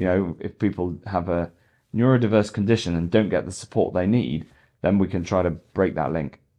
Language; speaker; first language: English; native; English